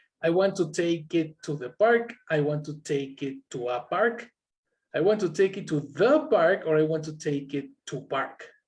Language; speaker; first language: English; non-native, fluent; Spanish